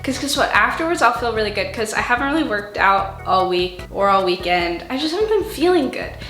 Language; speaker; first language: English; native; English